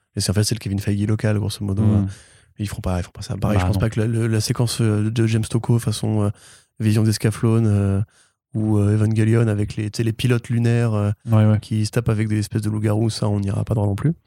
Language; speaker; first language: French; native; French